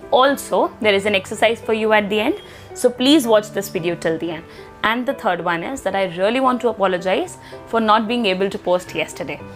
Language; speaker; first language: English; non-native, local second language; Hindi